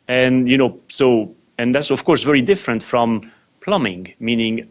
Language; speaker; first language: English; non-native, fluent; French